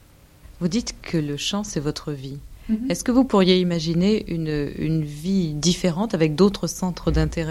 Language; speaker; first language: French; native; French